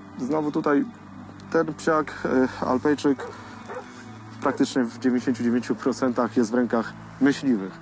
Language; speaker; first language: Polish; native; Polish